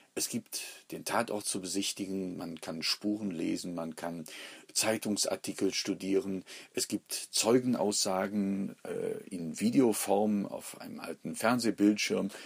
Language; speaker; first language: German; native; German